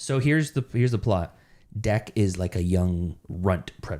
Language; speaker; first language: English; native; English